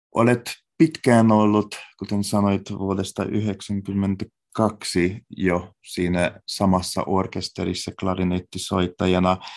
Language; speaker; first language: Finnish; native; Finnish